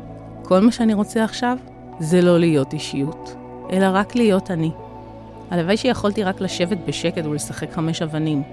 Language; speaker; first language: Hebrew; native; Hebrew